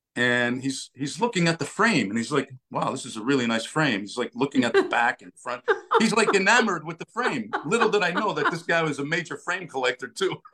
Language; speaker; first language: English; early bilingual, other home language; Italian